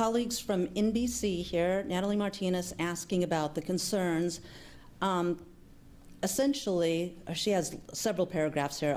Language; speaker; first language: English; native; English